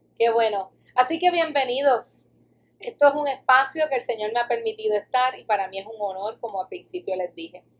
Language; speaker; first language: Spanish; native; Spanish